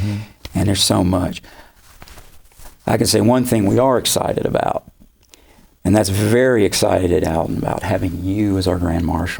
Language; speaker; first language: English; native; English